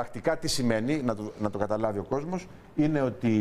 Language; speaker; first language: Greek; native; Greek